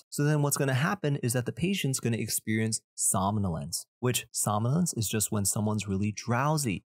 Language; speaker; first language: English; early bilingual, other home language; Chinese